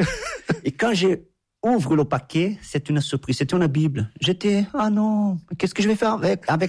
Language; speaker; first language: French; non-native, fluent; Portuguese